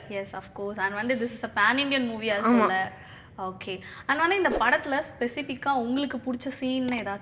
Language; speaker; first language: Tamil; native; Tamil